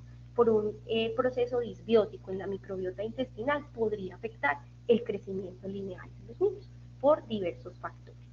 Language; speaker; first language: Spanish; native; Spanish